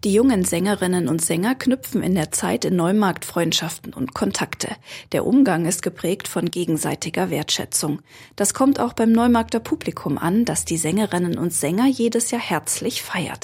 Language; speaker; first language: German; native; German